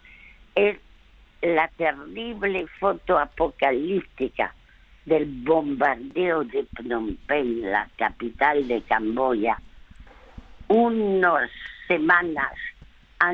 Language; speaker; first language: Spanish; early bilingual, other home language; French